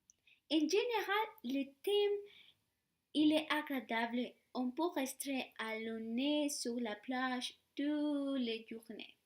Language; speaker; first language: French; non-native, learner; Spanish